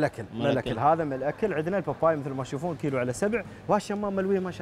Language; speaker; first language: Arabic; native; Arabic